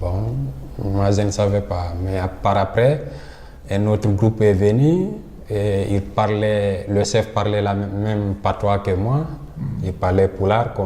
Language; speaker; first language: French; non-native, local second language; Fula